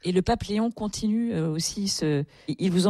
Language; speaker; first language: French; native; French